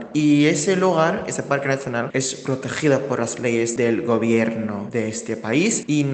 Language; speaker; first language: Spanish; non-native, fluent; Indonesian